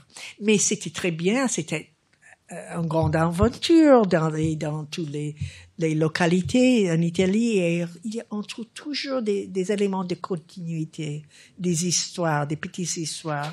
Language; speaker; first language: French; non-native, fluent; English